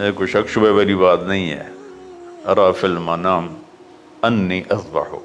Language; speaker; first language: Urdu; non-native, local second language; Punjabi